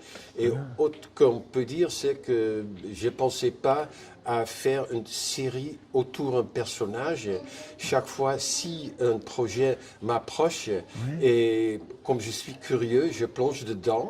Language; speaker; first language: French; non-native, fluent; Dutch